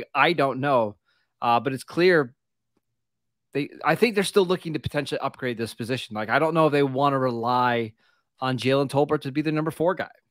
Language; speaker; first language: English; native; English